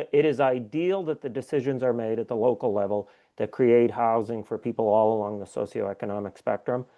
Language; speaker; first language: English; native; English